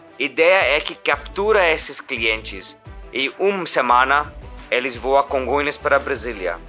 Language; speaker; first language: Portuguese; non-native, learner; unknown